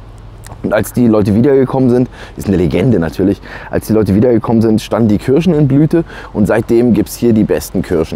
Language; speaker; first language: German; native; German